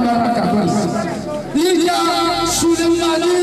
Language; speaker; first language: French; non-native, local second language; Comorian